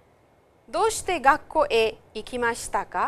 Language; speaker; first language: Japanese; non-native, fluent; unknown